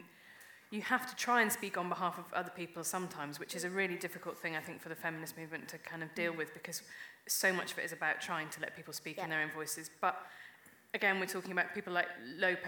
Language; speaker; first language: English; native; English